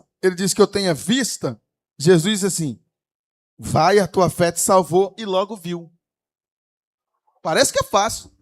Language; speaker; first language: Portuguese; native; Portuguese